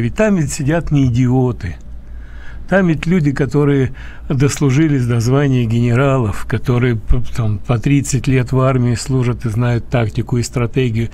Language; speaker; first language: Russian; native; Russian